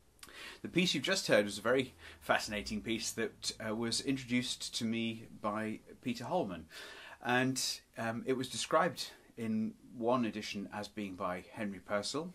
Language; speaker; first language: English; native; English